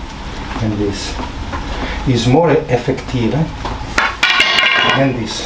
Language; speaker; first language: English; non-native, learner; Italian